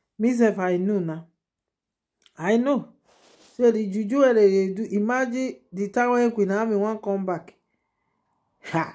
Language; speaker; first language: Nigerian Pidgin; non-native, local second language; Yoruba